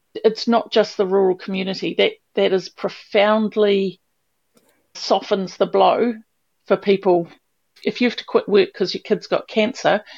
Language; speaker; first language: English; native; English